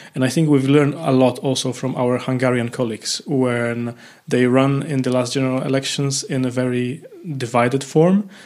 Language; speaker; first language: English; non-native, fluent; Polish